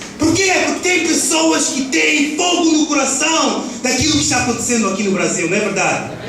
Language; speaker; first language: Portuguese; early bilingual, heritage; Portuguese